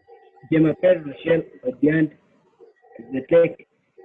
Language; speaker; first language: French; non-native, learner; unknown